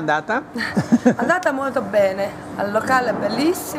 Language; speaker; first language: Italian; non-native, learner; Hungarian